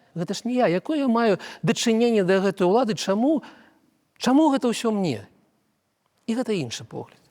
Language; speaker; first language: Belarusian; non-native, local second language; Russian